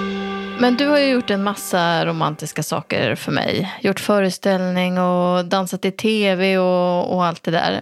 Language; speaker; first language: Swedish; native; Swedish